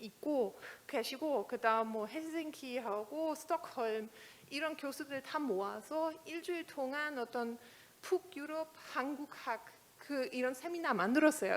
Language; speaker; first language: Korean; non-native, fluent; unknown